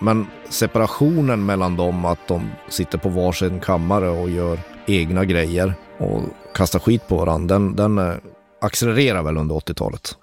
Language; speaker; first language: Swedish; native; Swedish